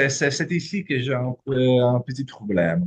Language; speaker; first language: French; non-native, fluent; Italian